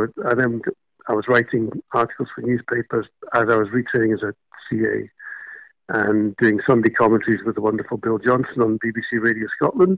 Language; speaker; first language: English; native; English